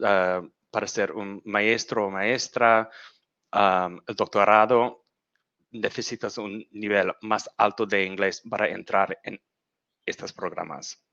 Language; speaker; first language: Spanish; non-native, learner; English